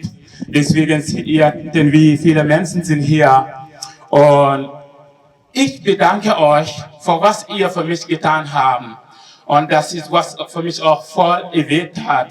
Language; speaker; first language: German; non-native, learner; Wolof